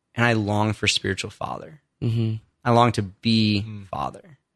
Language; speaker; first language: English; native; English